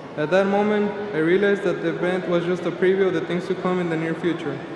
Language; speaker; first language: English; early bilingual, other home language; Spanish